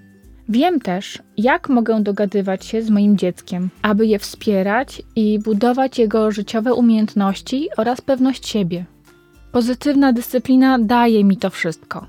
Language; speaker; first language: Polish; native; Polish